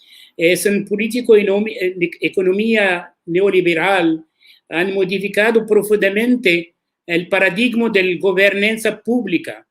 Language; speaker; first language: Spanish; non-native, learner; Arabic